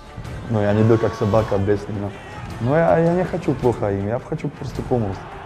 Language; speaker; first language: Russian; non-native, learner; Slovak